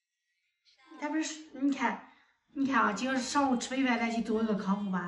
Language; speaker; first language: Chinese; native; Chinese